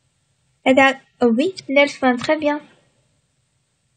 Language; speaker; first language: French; non-native, fluent; Chinese